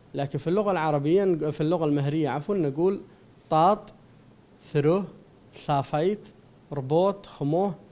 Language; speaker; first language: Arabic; non-native, local second language; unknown